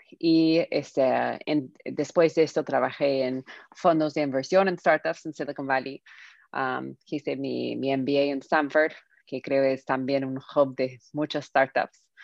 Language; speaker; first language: Spanish; non-native, fluent; English